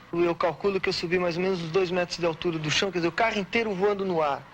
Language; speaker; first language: Portuguese; native; Portuguese